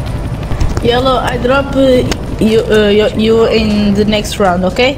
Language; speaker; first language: English; non-native, learner; Hungarian